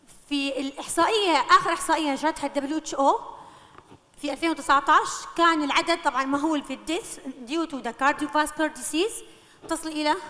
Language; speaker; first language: Arabic; native; Arabic